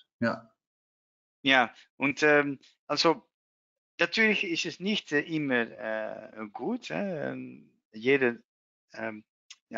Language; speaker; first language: German; non-native, learner; Dutch